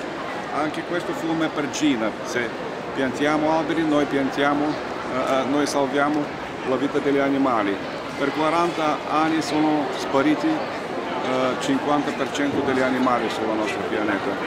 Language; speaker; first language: Italian; non-native, learner; Bulgarian